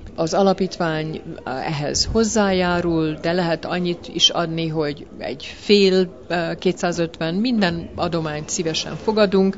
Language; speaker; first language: Hungarian; early bilingual, heritage; Hungarian